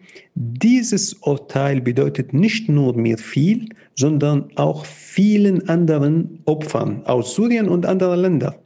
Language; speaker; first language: German; non-native, fluent; Arabic